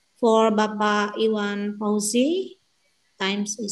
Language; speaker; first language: English; non-native, fluent; Indonesian